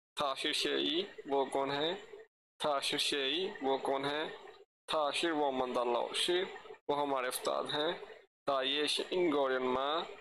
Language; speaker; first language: Urdu; native; Urdu